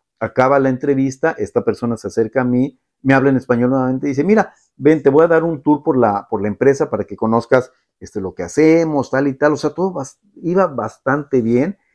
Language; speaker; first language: Spanish; native; Spanish